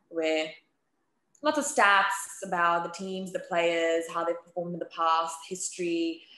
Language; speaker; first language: English; native; English